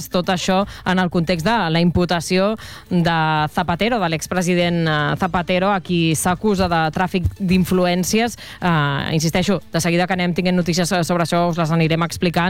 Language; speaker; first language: Catalan; native; Catalan